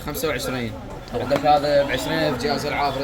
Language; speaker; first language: Arabic; native; Arabic